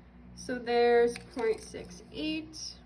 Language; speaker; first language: English; native; English